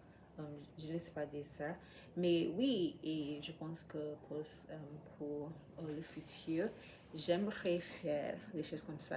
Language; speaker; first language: French; non-native, learner; English